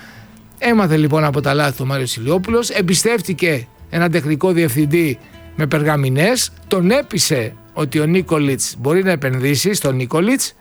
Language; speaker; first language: Greek; native; Greek